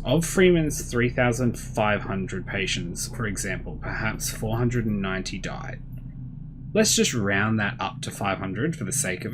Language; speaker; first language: English; native; English